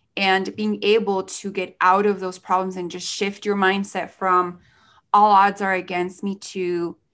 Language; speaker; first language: English; early bilingual, other home language; Spanish